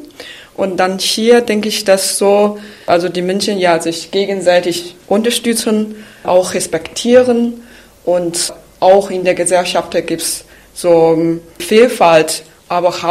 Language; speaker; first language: German; non-native, fluent; Chinese